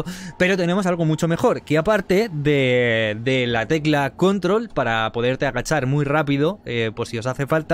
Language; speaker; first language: Spanish; native; Spanish